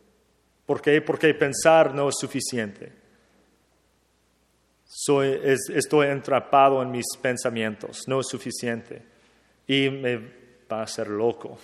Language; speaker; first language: Spanish; non-native, fluent; English